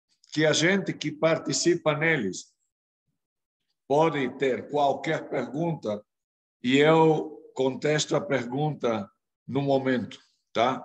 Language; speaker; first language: Portuguese; non-native, fluent; Spanish